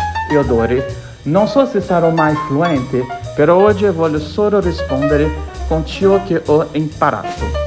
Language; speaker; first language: Italian; non-native, learner; Portuguese